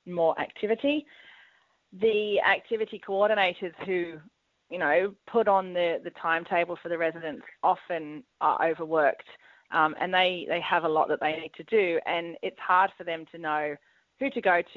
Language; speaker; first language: English; native; English